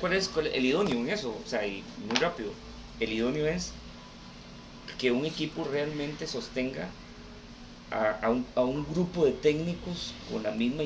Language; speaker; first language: Spanish; native; Spanish